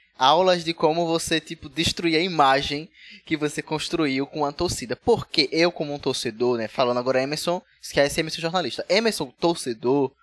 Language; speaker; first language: Portuguese; native; Portuguese